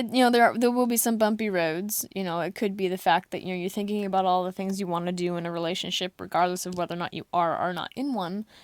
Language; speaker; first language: English; native; English